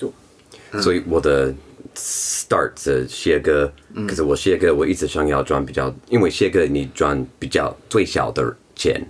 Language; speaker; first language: Chinese; non-native, learner; English